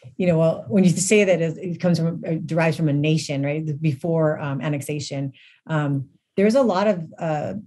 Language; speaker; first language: English; native; English